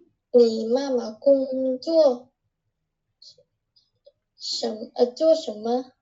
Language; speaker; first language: Chinese; non-native, learner; Vietnamese